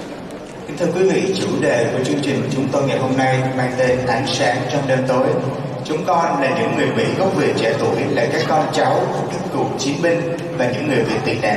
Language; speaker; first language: Vietnamese; early bilingual, heritage; Vietnamese